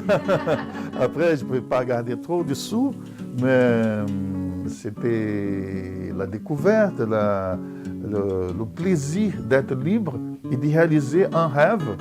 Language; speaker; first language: French; non-native, fluent; Portuguese